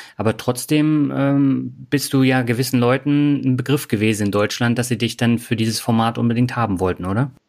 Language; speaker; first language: German; native; German